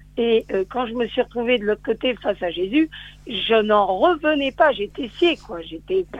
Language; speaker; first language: French; native; French